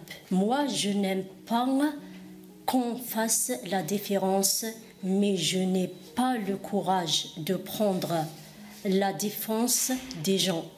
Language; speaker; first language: French; non-native, fluent; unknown